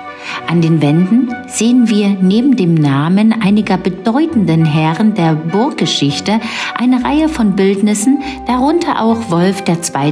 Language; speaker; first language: German; native; German